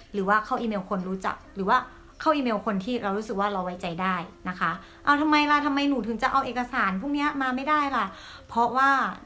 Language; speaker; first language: Thai; native; Thai